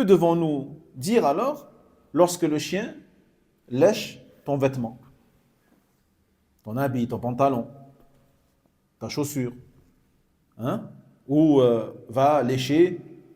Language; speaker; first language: French; native; French